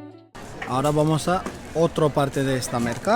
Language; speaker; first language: Spanish; non-native, fluent; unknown